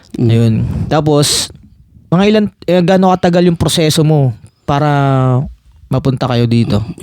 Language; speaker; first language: Filipino; non-native, local second language; Hiligaynon